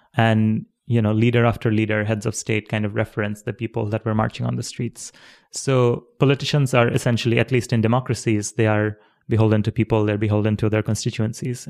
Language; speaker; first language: English; non-native, local second language; Bangla